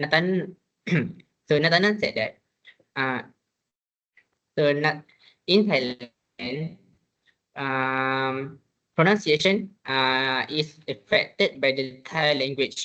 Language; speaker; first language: English; non-native, local second language; Malay